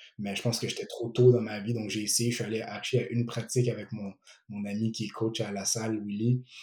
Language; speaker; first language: French; early bilingual, other home language; Ewe